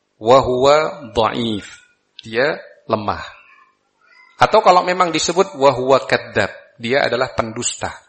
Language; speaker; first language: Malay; non-native, local second language; Javanese